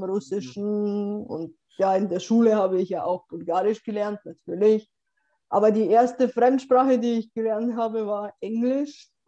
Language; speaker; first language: German; non-native, fluent; Bulgarian